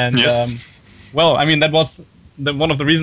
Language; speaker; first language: English; non-native, fluent; German